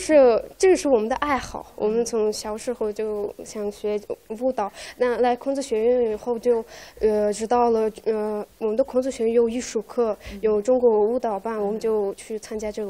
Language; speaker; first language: Chinese; non-native, learner; Tajik